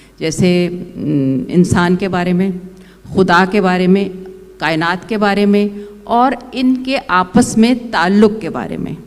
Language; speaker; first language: Urdu; non-native, local second language; Punjabi